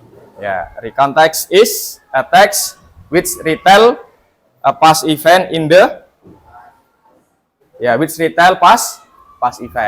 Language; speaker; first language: English; non-native, fluent; Indonesian